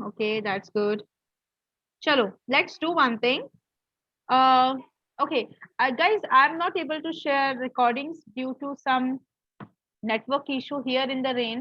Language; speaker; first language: English; non-native, fluent; Hindi